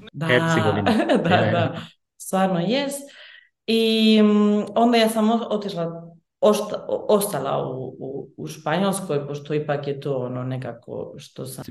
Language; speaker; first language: Croatian; early bilingual, heritage; Bosnian